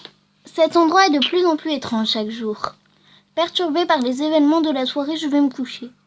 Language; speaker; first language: French; native; French